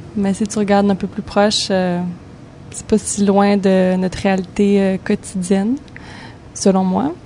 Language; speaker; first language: French; native; French